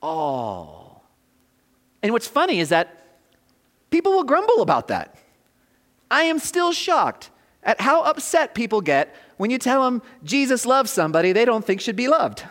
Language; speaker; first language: English; native; English